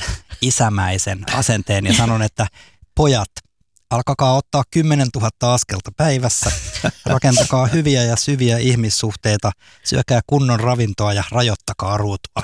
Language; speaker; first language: Finnish; native; Finnish